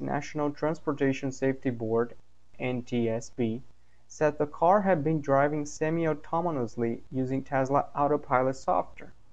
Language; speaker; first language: English; non-native, fluent; Portuguese